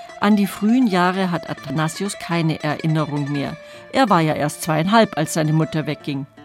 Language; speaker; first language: German; native; German